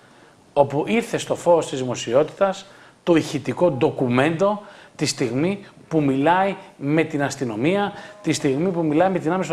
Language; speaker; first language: Greek; native; Greek